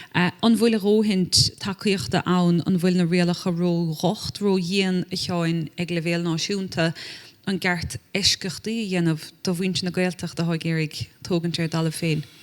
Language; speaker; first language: Irish; native; Irish